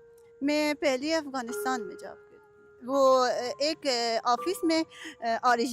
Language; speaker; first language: Hindi; non-native, learner; Persian